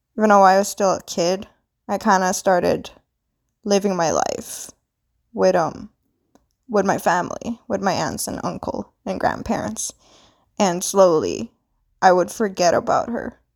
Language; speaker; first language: English; non-native, local second language; Filipino